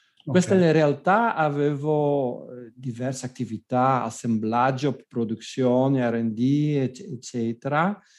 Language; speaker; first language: Italian; non-native, fluent; Dutch